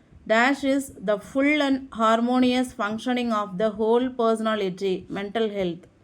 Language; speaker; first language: English; non-native, local second language; Tamil